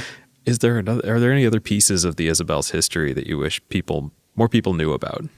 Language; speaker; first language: English; native; English